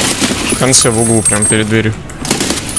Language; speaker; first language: Russian; native; Russian